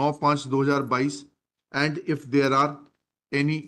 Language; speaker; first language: English; non-native, local second language; Hindi